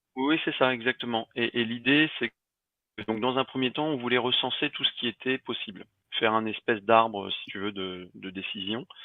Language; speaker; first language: French; native; French